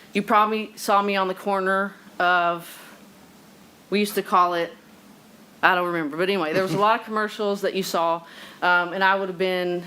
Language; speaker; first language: English; native; English